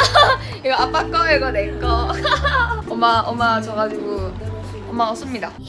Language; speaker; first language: Korean; native; Korean